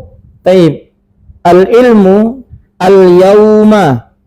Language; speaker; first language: Arabic; non-native, fluent; Indonesian